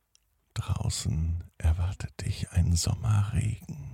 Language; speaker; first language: German; native; German